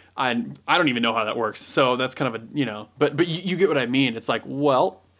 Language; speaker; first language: English; native; English